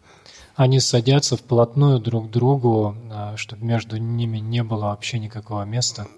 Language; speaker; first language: Russian; native; Russian